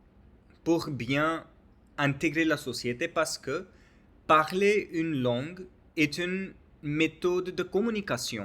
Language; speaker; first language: French; non-native, learner; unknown